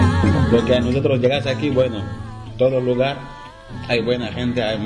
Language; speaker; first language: Spanish; non-native, learner; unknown